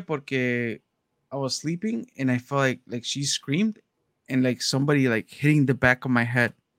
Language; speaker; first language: English; early bilingual, other home language; Spanish